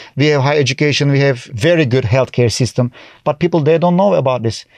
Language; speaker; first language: English; non-native, fluent; Turkish